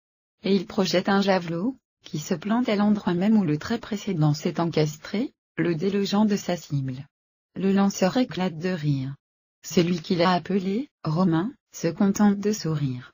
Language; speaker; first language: French; native; French